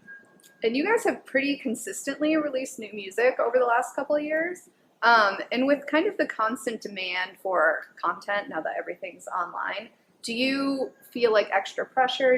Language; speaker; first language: English; native; English